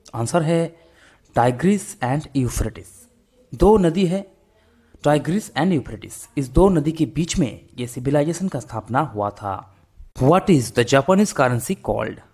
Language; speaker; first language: Hindi; non-native, local second language; Bangla